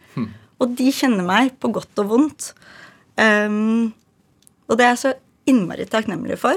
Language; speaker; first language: Norwegian; early bilingual, other home language; Ukrainian